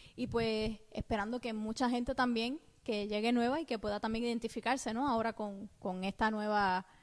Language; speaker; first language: Spanish; native; Spanish